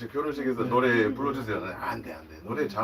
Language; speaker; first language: Korean; non-native, learner; English